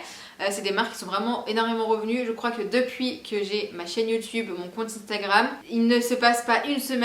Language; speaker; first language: French; native; French